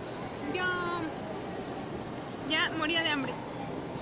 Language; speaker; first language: Spanish; native; Spanish